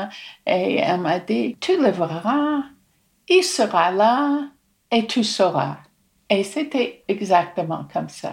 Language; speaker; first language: French; non-native, fluent; English